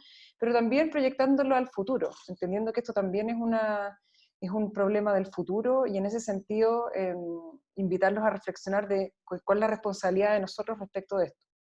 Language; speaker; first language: Spanish; native; Spanish